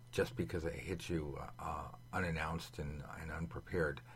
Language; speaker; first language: English; native; English